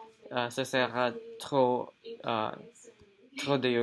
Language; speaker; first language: French; non-native, learner; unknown